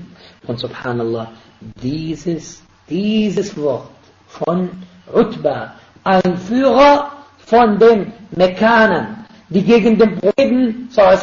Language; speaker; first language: German; non-native, fluent; Arabic